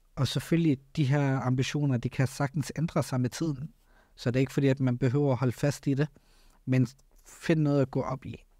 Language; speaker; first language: Danish; early bilingual, other home language; Arabic